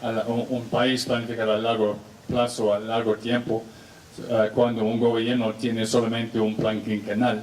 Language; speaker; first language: Spanish; non-native, fluent; English